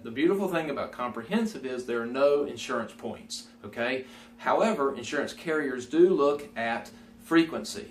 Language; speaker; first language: English; native; English